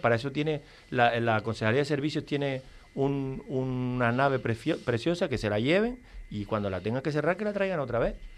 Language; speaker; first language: Spanish; native; Spanish